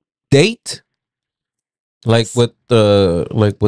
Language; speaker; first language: English; early bilingual, other home language; Spanish